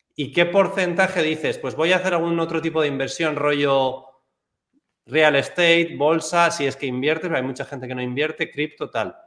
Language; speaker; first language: Spanish; native; Spanish